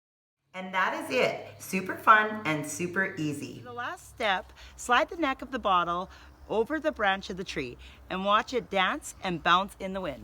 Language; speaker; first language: English; native; English